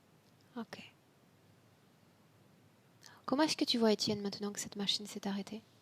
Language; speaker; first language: French; native; French